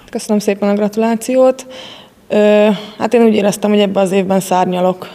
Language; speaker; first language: Hungarian; native; Hungarian